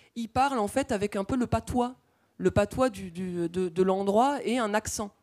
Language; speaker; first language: French; native; French